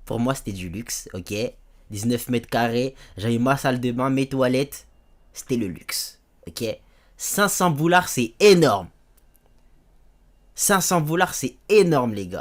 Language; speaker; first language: French; native; French